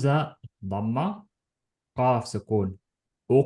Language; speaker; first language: Arabic; non-native, fluent; Estonian